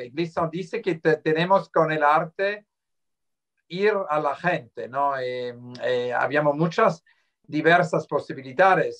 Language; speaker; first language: Spanish; non-native, fluent; Swiss German